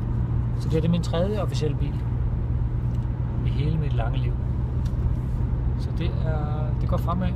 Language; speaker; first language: Danish; native; Danish